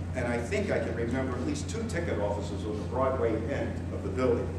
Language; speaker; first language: English; native; English